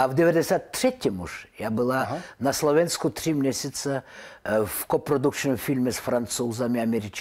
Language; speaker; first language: Czech; non-native, learner; Russian